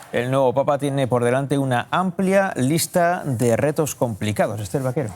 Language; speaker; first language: Spanish; native; Spanish